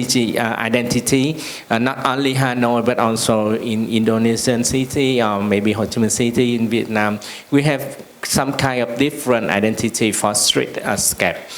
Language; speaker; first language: English; non-native, learner; Vietnamese